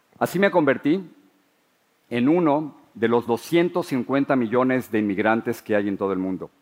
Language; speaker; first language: Spanish; native; Spanish